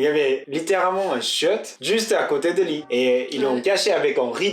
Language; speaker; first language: French; non-native, fluent; Korean